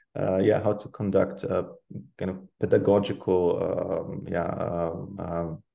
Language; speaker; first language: English; non-native, fluent; Polish